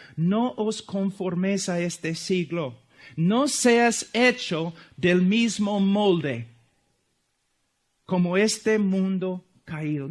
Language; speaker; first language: Spanish; non-native, fluent; English